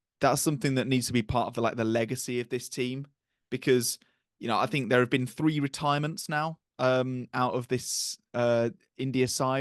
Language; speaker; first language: English; native; English